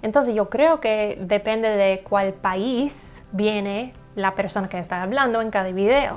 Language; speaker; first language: Spanish; non-native, learner; English